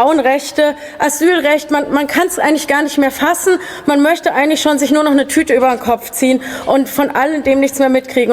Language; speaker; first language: German; native; German